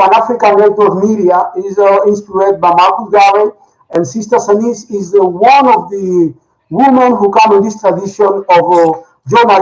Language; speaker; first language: English; non-native, learner; Spanish